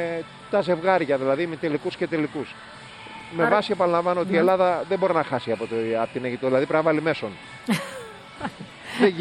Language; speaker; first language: Greek; native; Greek